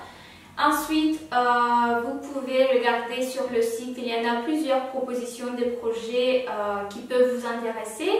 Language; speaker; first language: French; non-native, fluent; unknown